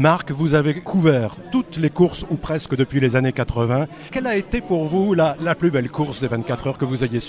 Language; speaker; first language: French; native; French